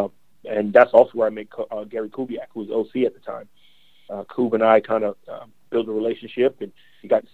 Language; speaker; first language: English; native; English